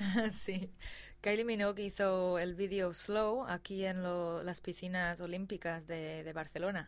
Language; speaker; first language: Spanish; non-native, fluent; English